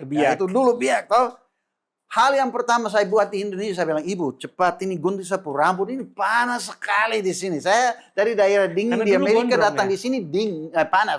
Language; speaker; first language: Indonesian; non-native, fluent; English